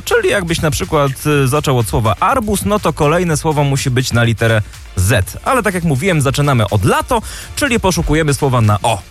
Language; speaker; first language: Polish; native; Polish